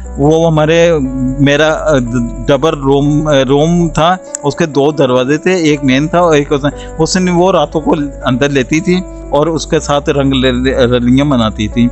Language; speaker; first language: Urdu; non-native, local second language; Punjabi